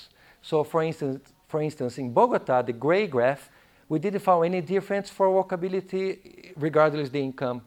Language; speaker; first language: English; non-native, fluent; Portuguese